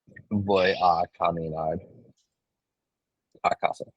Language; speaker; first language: Spanish; non-native, learner; English